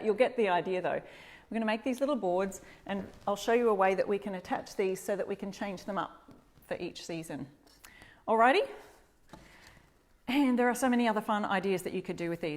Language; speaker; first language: English; native; English